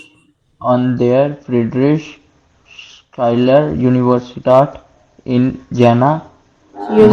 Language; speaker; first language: German; non-native, learner; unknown